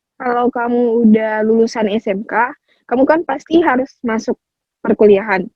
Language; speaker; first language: Indonesian; native; Indonesian